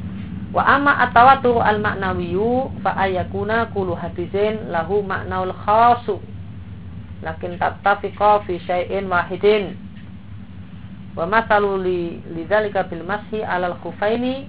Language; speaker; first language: Arabic; non-native, fluent; Indonesian